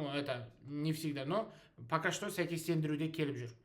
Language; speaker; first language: Russian; non-native, local second language; Kazakh